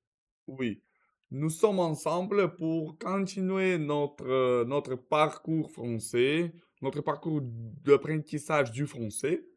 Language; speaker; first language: French; non-native, learner; Russian